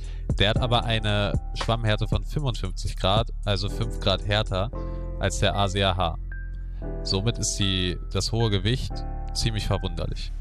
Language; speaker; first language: German; native; German